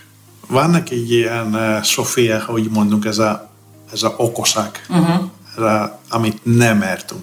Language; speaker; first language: Hungarian; non-native, learner; Greek